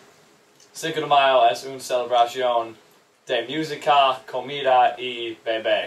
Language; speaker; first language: Spanish; non-native, learner; English